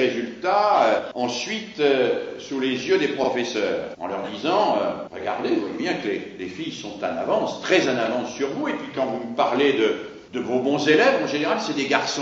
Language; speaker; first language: French; native; French